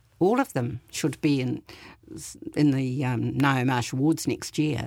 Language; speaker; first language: English; native; English